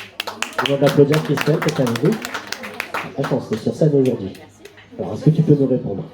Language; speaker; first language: French; native; French